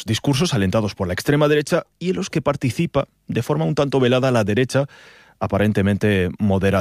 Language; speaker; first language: Spanish; native; Spanish